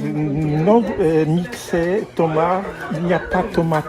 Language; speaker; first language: French; non-native, learner; Polish